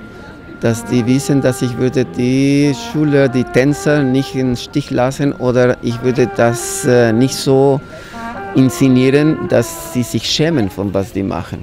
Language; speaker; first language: German; non-native, fluent; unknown